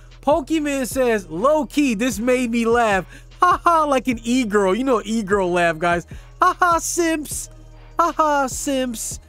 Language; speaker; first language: English; native; English